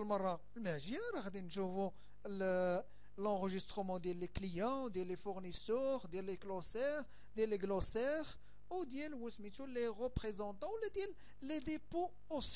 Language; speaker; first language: French; non-native, local second language; Arabic